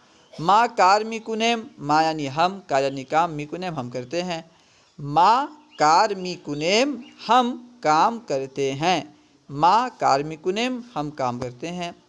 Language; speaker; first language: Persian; non-native, fluent; Urdu